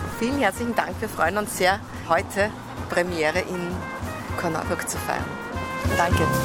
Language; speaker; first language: German; native; German